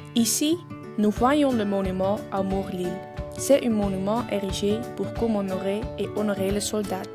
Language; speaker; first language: French; non-native, learner; Dutch